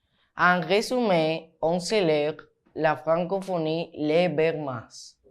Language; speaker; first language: French; non-native, learner; Spanish